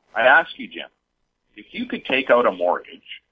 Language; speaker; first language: English; native; English